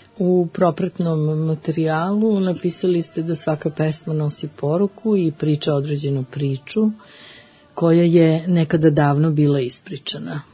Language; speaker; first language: Serbian; native; Serbian